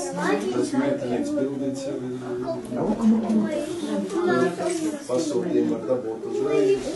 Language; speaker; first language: Latvian; native; Latvian